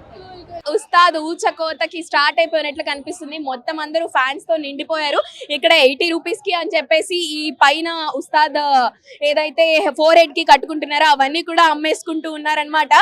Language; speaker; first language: Telugu; native; Telugu